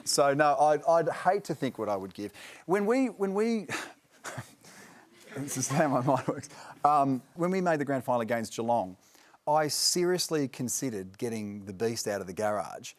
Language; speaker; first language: English; native; English